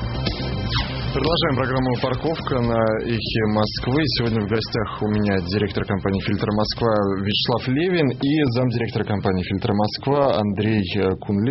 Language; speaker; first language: Russian; native; Russian